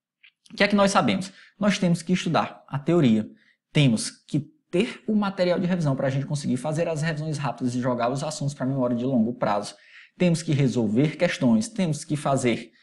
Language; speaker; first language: Portuguese; native; Portuguese